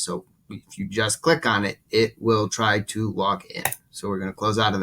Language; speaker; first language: English; native; English